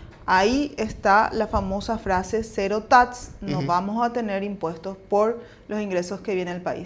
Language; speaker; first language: Spanish; native; Spanish